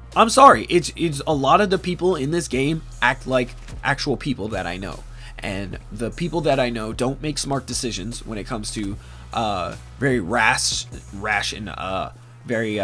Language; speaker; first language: English; native; English